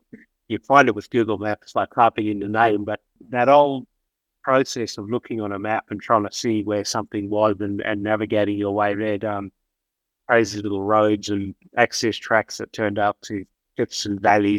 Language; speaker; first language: English; native; English